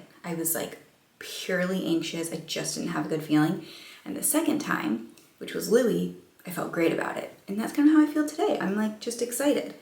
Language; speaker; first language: English; native; English